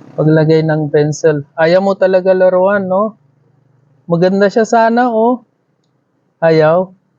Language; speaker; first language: Filipino; non-native, learner; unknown